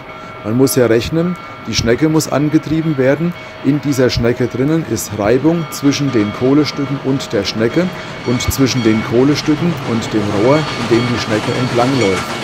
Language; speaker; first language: German; native; German